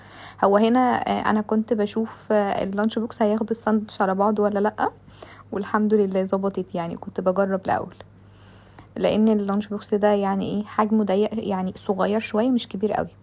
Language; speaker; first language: Arabic; native; Arabic